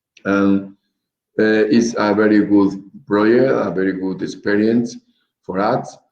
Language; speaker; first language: English; non-native, learner; Spanish